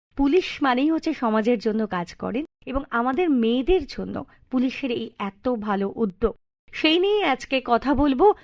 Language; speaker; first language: Bangla; native; Bangla